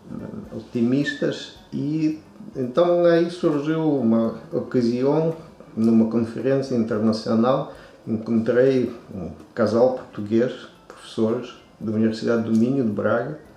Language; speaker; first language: Portuguese; non-native, fluent; Russian